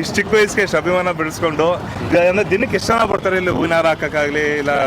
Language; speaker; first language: Kannada; native; Kannada